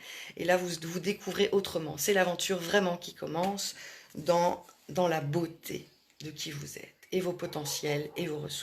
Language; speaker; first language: French; native; French